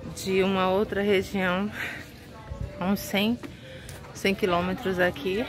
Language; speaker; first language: Portuguese; native; Portuguese